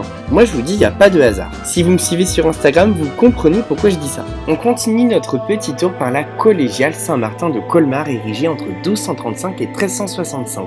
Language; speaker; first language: French; native; French